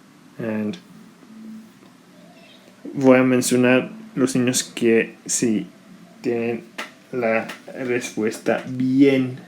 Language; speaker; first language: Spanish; non-native, fluent; English